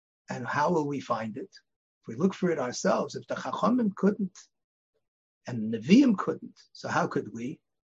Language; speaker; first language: English; native; English